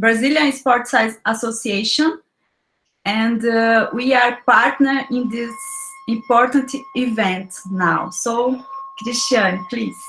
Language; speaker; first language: English; non-native, learner; Portuguese